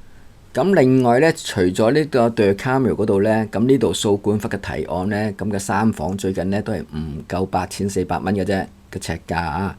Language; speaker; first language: Cantonese; native; Cantonese